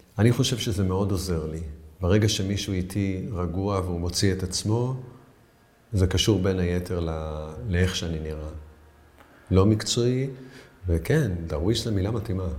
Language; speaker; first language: Hebrew; native; Hebrew